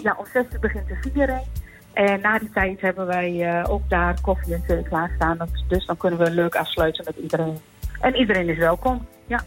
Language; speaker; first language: Dutch; native; Dutch